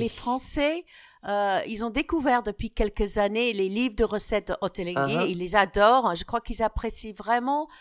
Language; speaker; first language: French; non-native, fluent; English